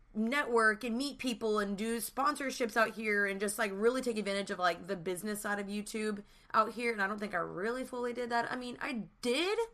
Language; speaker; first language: English; native; English